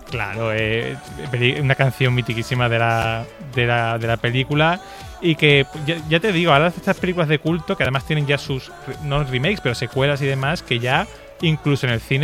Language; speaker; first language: Spanish; native; Spanish